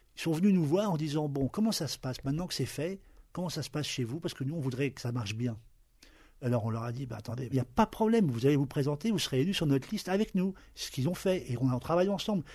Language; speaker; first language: French; native; French